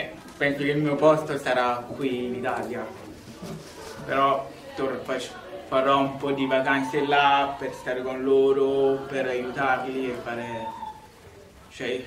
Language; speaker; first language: Italian; early bilingual, other home language; Lingala